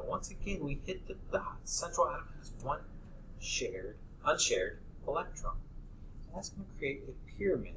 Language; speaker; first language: English; native; English